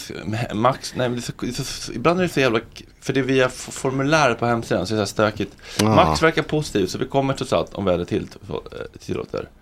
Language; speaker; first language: Swedish; native; Swedish